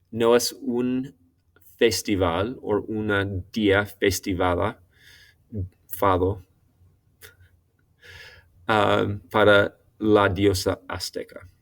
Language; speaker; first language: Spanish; non-native, fluent; English